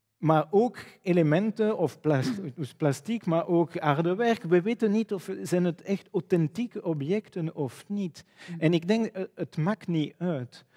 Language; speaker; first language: Dutch; non-native, fluent; French